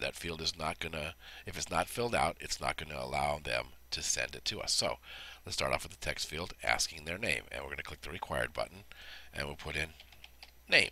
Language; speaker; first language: English; native; English